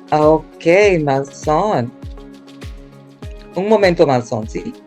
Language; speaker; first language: Spanish; non-native, fluent; English